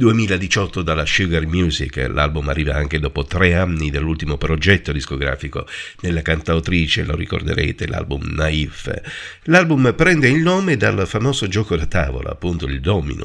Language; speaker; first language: Italian; native; Italian